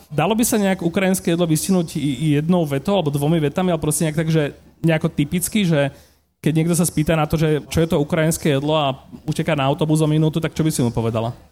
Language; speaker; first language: Slovak; native; Slovak